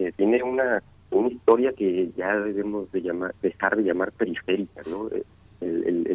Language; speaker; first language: Spanish; native; Spanish